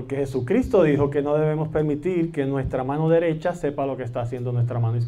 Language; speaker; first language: Spanish; native; Spanish